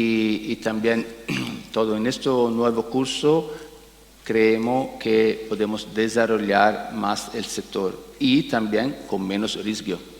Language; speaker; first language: Spanish; non-native, learner; Italian